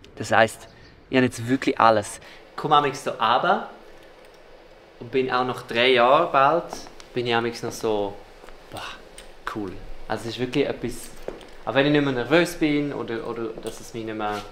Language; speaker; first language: German; non-native, local second language; Romansh